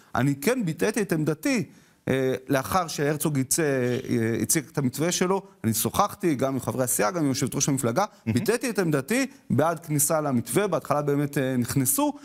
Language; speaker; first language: Hebrew; native; Hebrew